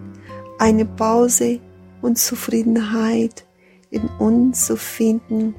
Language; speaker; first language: German; non-native, fluent; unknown